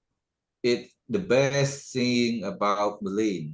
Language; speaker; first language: English; non-native, learner; Khmer